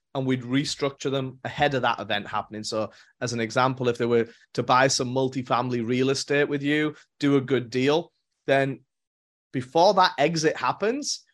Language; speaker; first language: English; native; English